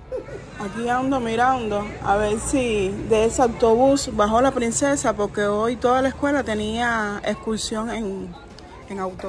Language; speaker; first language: Spanish; native; Spanish